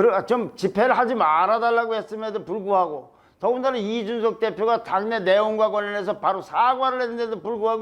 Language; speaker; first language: Korean; native; Korean